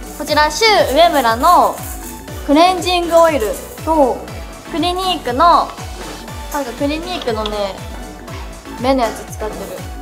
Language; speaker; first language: Japanese; native; Japanese